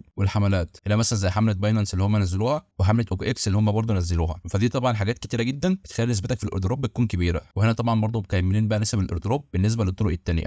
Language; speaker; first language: Arabic; native; Arabic